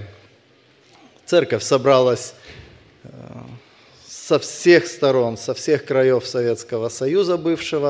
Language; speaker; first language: Russian; native; Russian